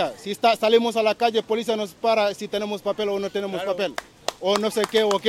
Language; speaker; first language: Spanish; non-native, learner; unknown